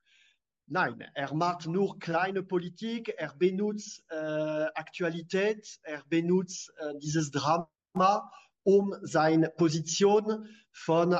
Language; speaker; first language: German; non-native, fluent; French